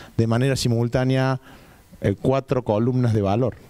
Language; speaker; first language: Spanish; native; Spanish